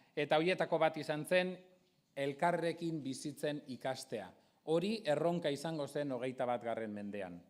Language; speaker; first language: Basque; non-native, local second language; Spanish